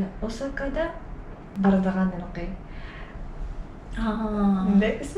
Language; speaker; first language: Turkish; non-native, learner; Uyghur